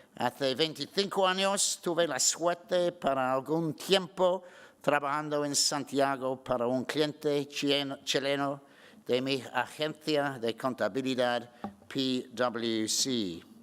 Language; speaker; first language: Spanish; non-native, learner; English